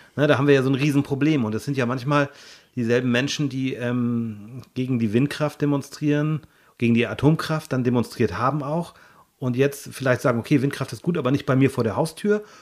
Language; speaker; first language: German; native; German